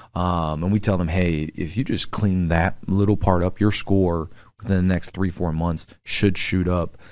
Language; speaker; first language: English; native; English